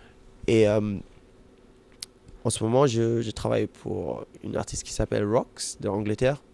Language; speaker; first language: French; non-native, fluent; German